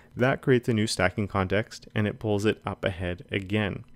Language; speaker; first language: English; native; English